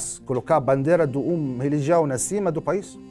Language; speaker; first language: Portuguese; non-native, learner; Arabic